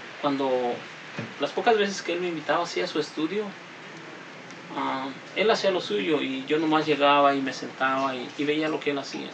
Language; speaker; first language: Spanish; native; Spanish